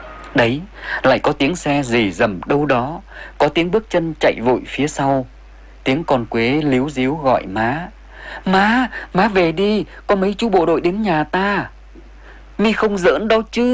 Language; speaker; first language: Vietnamese; native; Vietnamese